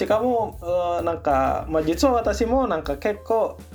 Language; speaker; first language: Japanese; non-native, learner; Indonesian